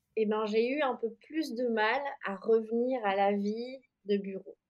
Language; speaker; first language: French; native; French